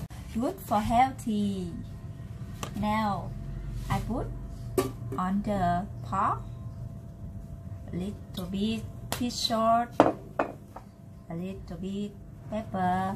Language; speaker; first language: English; non-native, learner; Vietnamese